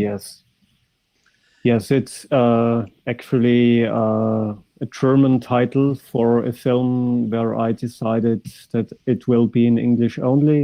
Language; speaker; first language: English; non-native, fluent; German